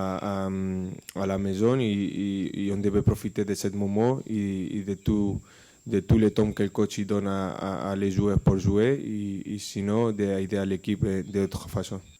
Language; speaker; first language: French; non-native, fluent; Spanish